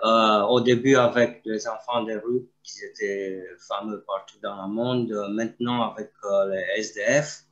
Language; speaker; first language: French; non-native, fluent; Romanian